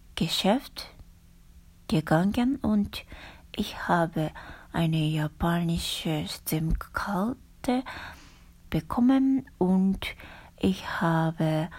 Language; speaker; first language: German; non-native, learner; Japanese